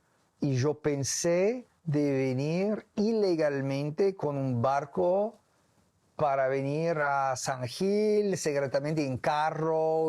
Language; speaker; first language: Spanish; non-native, learner; English